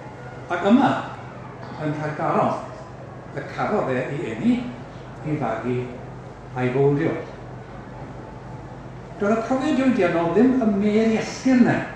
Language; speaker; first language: Welsh; native; Welsh